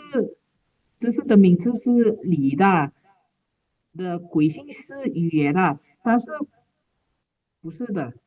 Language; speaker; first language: Chinese; non-native, learner; Indonesian